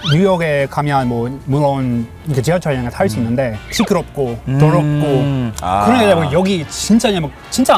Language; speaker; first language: Korean; non-native, learner; English